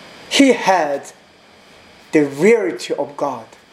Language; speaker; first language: English; non-native, learner; Korean